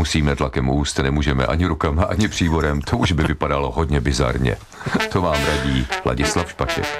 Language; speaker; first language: Czech; native; Czech